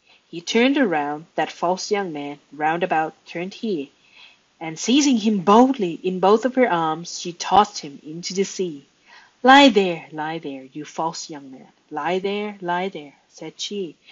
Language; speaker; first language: English; non-native, fluent; Thai